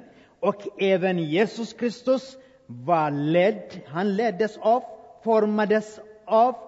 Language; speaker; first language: Swedish; non-native, fluent; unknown